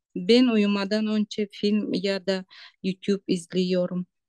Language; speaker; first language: Turkish; non-native, learner; Yakut